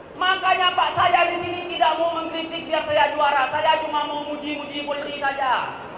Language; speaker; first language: Indonesian; non-native, local second language; Madurese